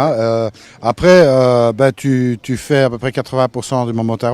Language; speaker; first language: French; native; French